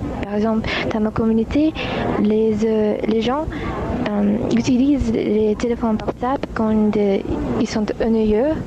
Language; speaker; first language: French; non-native, fluent; English